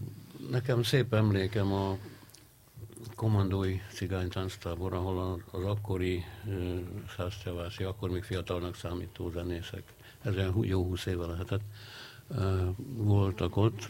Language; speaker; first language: Hungarian; native; Hungarian